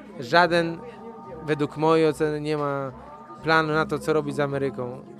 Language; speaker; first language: Polish; native; Polish